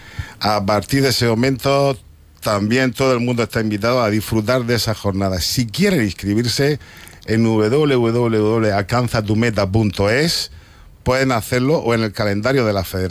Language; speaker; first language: Spanish; native; Spanish